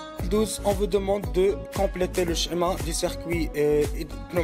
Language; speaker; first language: French; non-native, local second language; Arabic